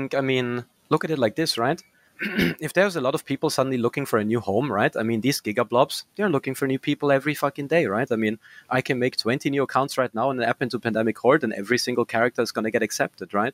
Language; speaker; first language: English; non-native, fluent; German